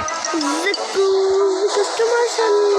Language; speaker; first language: English; non-native, learner; Bangla